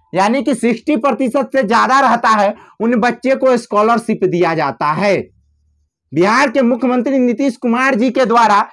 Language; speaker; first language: Hindi; native; Hindi